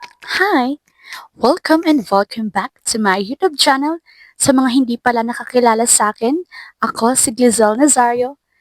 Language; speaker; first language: Filipino; non-native, local second language; Cebuano